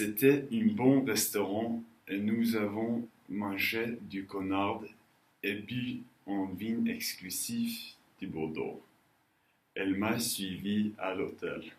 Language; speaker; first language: French; non-native, learner; Norwegian